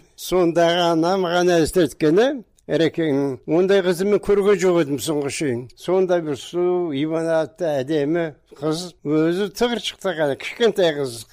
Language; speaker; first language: Kazakh; native; Kazakh